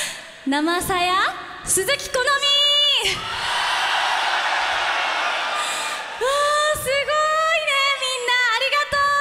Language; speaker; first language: Japanese; native; Japanese